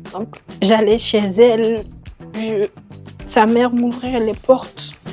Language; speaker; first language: French; non-native, local second language; Wolof